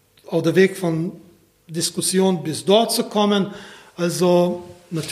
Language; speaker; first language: German; non-native, fluent; Slovenian